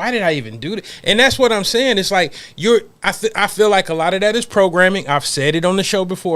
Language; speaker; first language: English; native; English